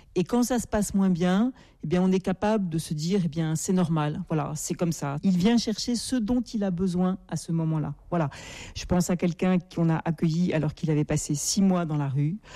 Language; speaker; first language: French; native; French